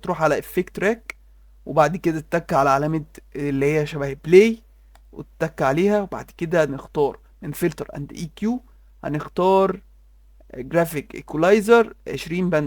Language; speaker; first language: Arabic; native; Arabic